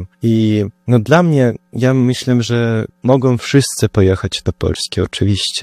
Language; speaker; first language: Polish; early bilingual, heritage; Russian